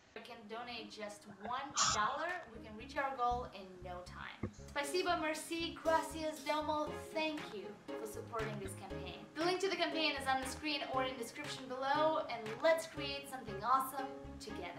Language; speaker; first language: English; non-native, fluent; Russian